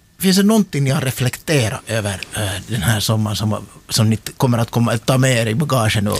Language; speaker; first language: Swedish; native; Swedish